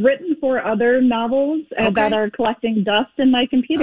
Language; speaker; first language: English; native; English